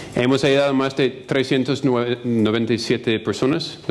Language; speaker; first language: Spanish; non-native, fluent; English